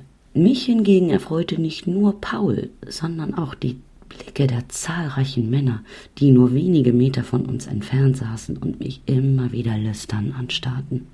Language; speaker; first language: German; native; German